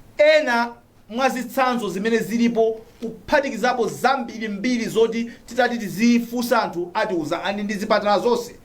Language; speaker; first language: Nyanja; native; Nyanja